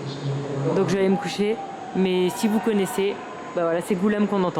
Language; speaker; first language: French; native; French